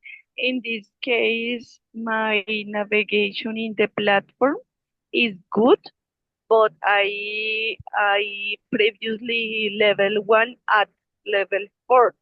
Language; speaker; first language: English; non-native, learner; Spanish